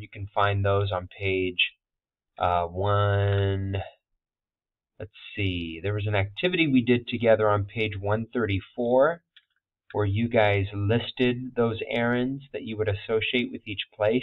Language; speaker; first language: English; native; English